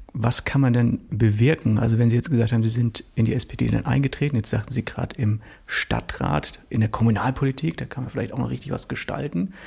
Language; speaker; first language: German; native; German